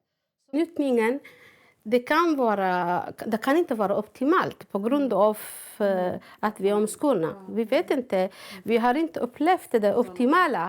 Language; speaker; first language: Swedish; non-native, fluent; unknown